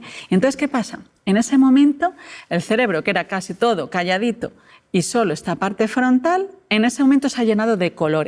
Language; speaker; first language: Spanish; native; Spanish